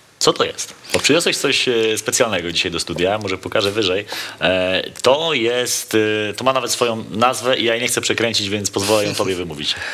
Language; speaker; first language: Polish; native; Polish